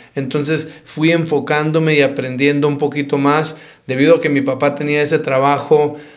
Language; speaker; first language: Spanish; early bilingual, heritage; Spanish